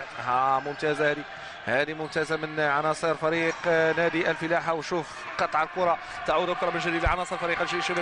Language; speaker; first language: Arabic; native; Arabic